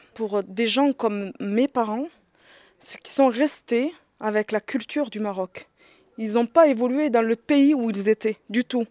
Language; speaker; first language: French; early bilingual, other home language; Riffian